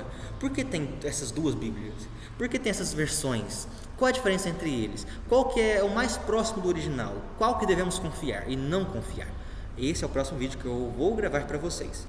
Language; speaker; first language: Portuguese; native; Portuguese